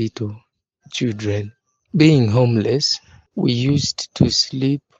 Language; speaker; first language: English; non-native, local second language; Ganda